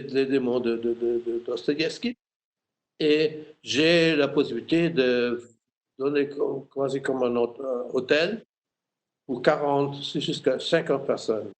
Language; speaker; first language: French; non-native, fluent; German